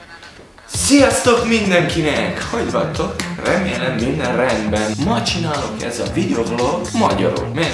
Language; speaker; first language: Hungarian; early bilingual, heritage; Italian